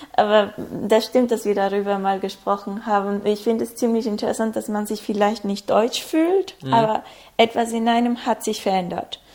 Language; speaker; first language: German; non-native, fluent; Spanish